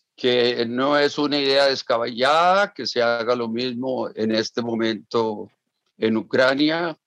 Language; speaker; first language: Spanish; native; Spanish